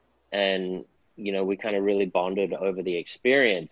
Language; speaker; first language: English; native; English